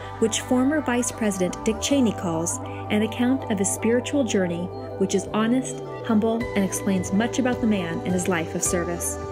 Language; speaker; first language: English; native; English